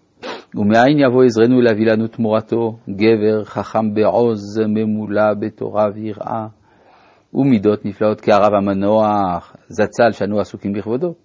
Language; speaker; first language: Hebrew; native; Hebrew